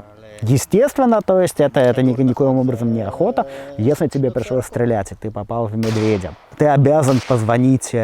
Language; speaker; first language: Russian; native; Russian